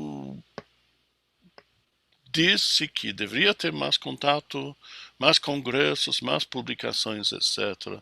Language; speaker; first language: Portuguese; non-native, fluent; English